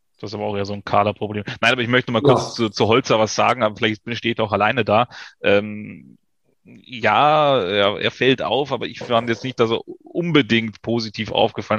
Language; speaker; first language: German; native; German